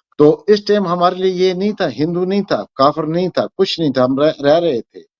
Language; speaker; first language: Hindi; non-native, fluent; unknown